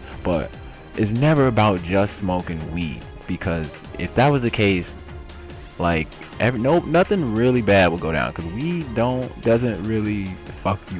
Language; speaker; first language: English; native; English